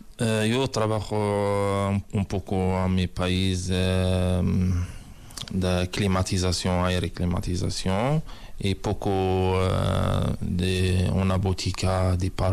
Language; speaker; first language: Spanish; non-native, learner; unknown